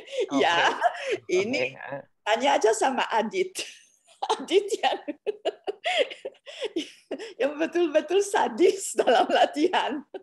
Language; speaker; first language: Indonesian; non-native, fluent; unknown